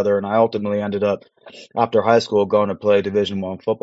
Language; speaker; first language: English; native; English